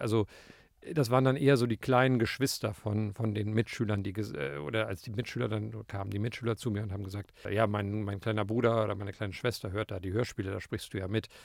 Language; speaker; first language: German; native; German